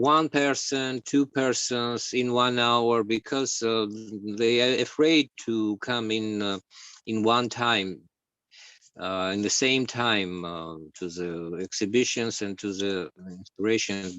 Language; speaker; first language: English; non-native, learner; Georgian